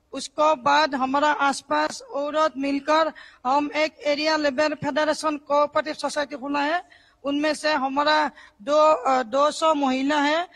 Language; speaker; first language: Hindi; non-native, local second language; Assamese